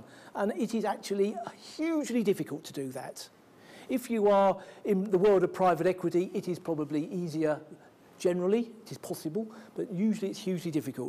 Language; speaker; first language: English; native; English